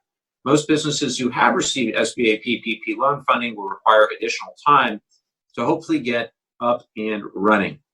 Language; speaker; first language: English; native; English